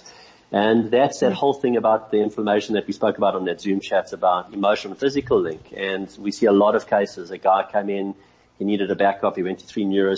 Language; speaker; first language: English; native; English